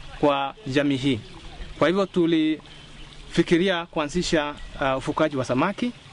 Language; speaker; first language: Swahili; non-native, local second language; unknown